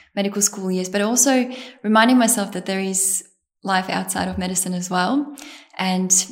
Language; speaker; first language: English; early bilingual, other home language; Bosnian